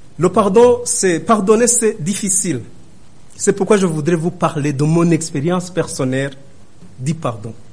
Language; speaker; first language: French; non-native, local second language; Rundi